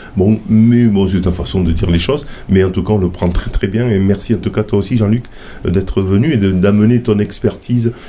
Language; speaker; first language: French; native; French